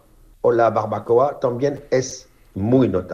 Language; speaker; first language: Spanish; non-native, learner; French